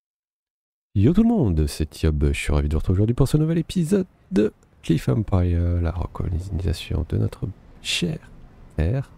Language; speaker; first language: French; native; French